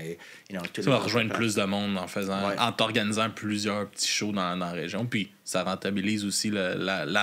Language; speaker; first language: French; native; French